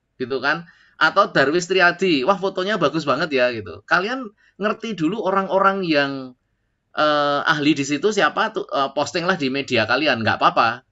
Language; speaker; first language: Indonesian; native; Indonesian